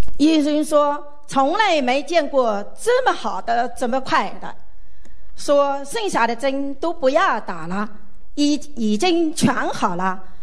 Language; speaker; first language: Chinese; native; Chinese